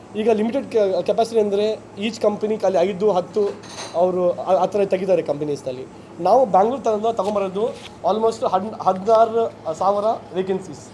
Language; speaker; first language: Kannada; non-native, local second language; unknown